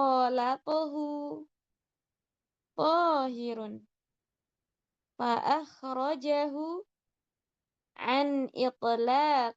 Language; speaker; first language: Arabic; non-native, fluent; Indonesian